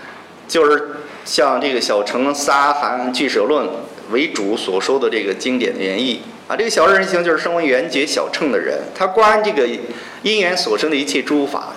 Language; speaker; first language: Chinese; native; Chinese